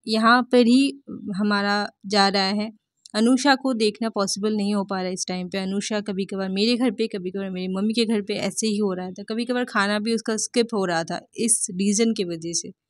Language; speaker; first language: Hindi; non-native, local second language; Bangla